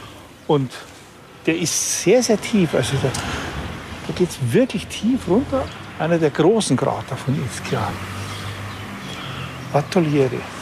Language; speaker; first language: German; native; German